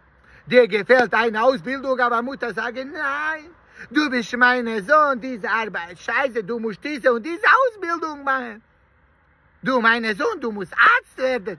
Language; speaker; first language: German; non-native, learner; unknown